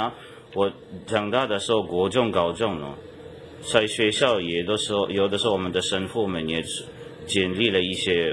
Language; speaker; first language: Chinese; non-native, fluent; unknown